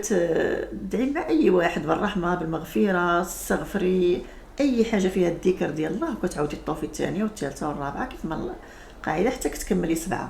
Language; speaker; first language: Arabic; native; Arabic